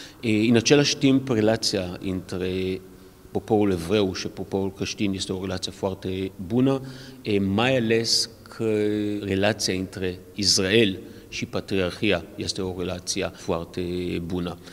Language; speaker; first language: Romanian; early bilingual, heritage; Romanian